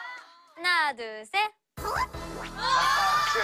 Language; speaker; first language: Korean; non-native, learner; Japanese